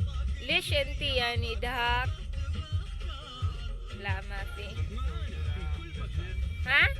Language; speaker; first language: Arabic; non-native, learner; Filipino